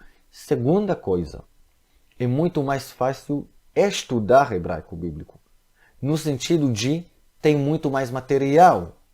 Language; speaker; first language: Portuguese; non-native, fluent; Hebrew